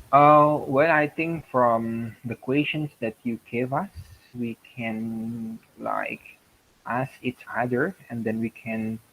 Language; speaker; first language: English; non-native, learner; Indonesian